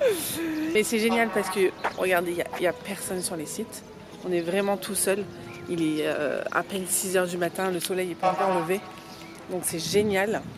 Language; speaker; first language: French; native; French